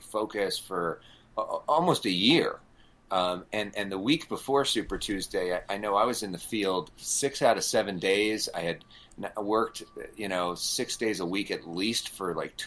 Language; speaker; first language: English; native; English